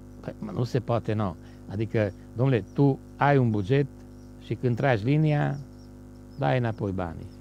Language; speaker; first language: Romanian; non-native, local second language; Hungarian